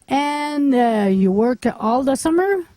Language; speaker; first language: English; non-native, local second language; French